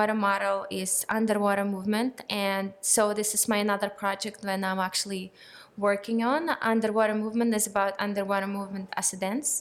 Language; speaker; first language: English; non-native, fluent; Russian